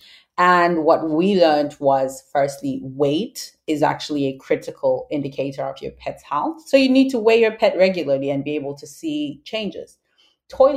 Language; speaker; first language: English; non-native, local second language; Shona